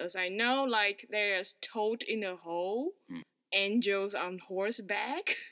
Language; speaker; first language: English; non-native, fluent; Chinese